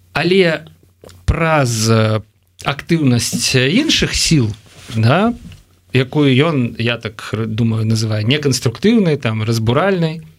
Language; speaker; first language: Belarusian; non-native, local second language; Russian